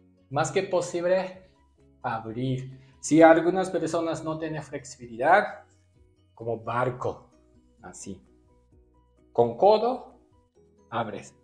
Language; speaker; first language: Spanish; non-native, learner; Japanese